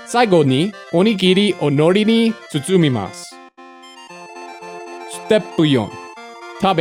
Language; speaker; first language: Japanese; non-native, learner; English